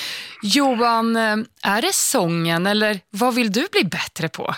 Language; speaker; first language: Swedish; native; Swedish